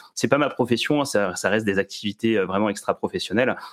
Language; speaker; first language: French; early bilingual, other home language; Serbian